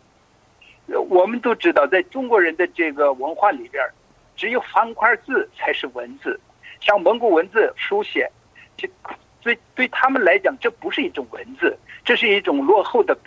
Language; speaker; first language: Chinese; non-native, local second language; Mongolian